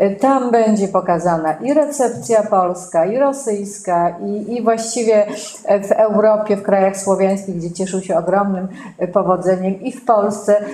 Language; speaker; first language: Polish; native; Polish